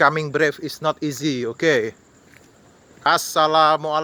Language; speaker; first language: English; non-native, learner; Indonesian